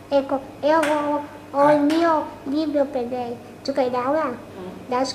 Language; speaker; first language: Italian; non-native, fluent; Slovenian